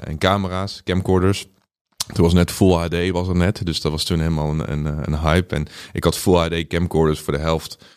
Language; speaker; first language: Dutch; native; Dutch